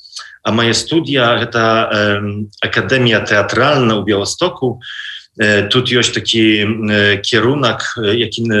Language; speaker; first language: Belarusian; non-native, local second language; Polish